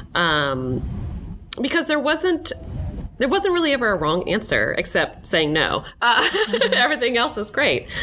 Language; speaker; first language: English; native; English